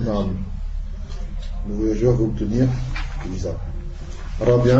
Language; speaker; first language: Arabic; non-native, fluent; French